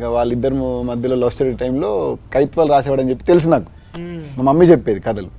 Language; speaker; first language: Telugu; native; Telugu